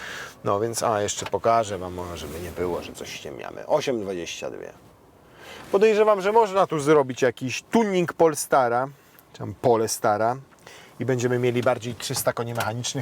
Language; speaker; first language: Polish; native; Polish